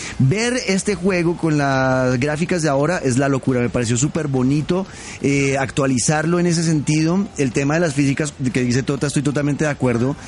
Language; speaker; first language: Spanish; native; Spanish